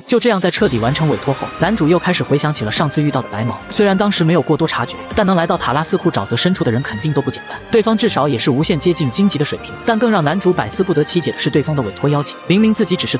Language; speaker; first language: Chinese; native; Chinese